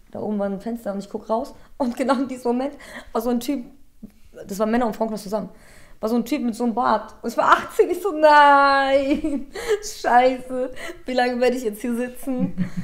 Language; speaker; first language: German; early bilingual, other home language; Polish